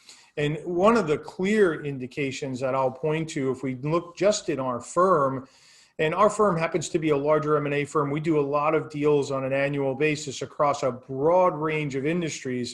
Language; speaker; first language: English; native; English